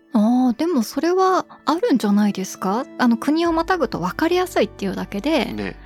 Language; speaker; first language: Japanese; early bilingual, heritage; Japanese